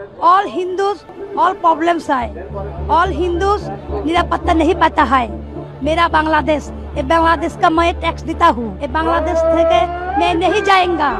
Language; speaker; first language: Hindi; non-native, learner; Bangla